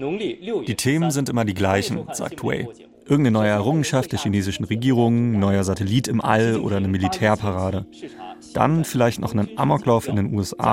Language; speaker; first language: German; native; German